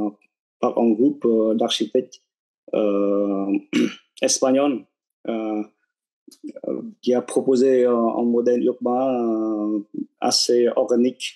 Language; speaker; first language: French; non-native, fluent; Vietnamese